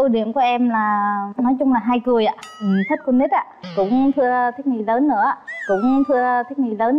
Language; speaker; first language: Vietnamese; native; Vietnamese